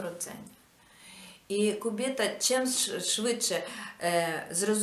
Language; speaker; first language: Polish; non-native, learner; Ukrainian